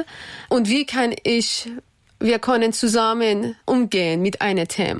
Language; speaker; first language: German; non-native, fluent; Persian